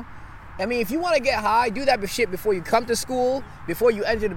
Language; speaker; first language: English; early bilingual, other home language; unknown